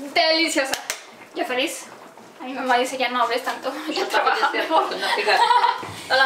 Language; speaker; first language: Spanish; non-native, fluent; Romanian